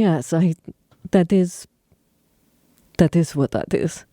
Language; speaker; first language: English; native; English